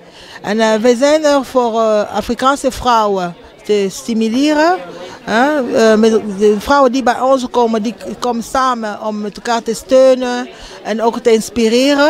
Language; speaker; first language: Dutch; non-native, fluent; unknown